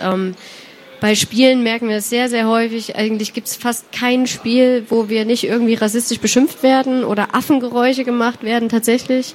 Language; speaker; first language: German; native; German